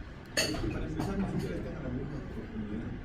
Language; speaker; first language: Spanish; native; Spanish